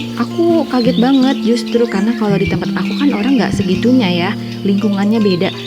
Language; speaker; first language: Indonesian; native; Indonesian